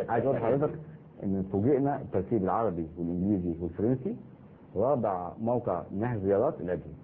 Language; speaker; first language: Arabic; native; Arabic